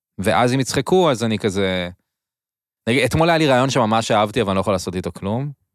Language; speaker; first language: Hebrew; native; Hebrew